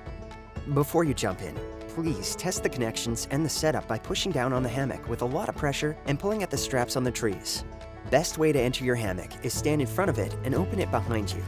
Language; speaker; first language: English; native; English